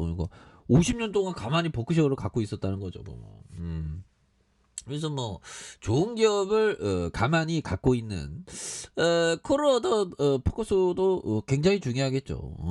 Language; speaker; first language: Korean; native; Korean